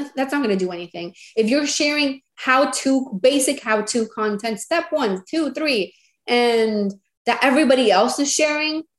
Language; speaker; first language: English; non-native, fluent; Spanish